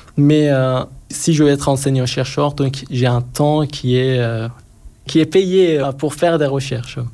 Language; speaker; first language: French; non-native, fluent; Persian